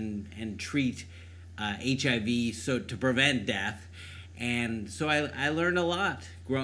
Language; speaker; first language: English; native; English